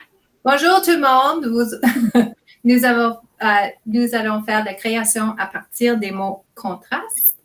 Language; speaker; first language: French; non-native, fluent; English